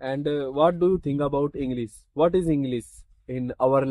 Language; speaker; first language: English; non-native, learner; Hindi